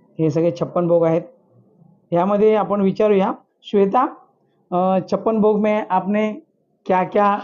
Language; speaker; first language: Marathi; non-native, local second language; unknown